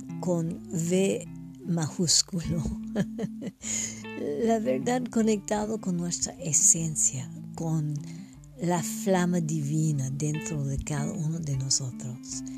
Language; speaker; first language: Spanish; non-native, fluent; French